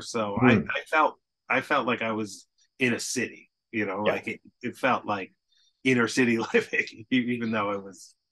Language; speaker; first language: English; native; English